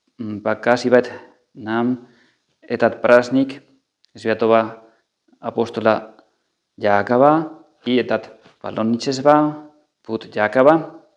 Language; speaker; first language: Russian; non-native, fluent; Spanish